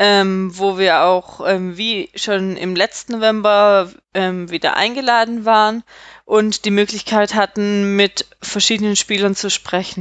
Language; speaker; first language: German; native; German